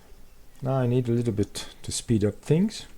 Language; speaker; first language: English; non-native, fluent; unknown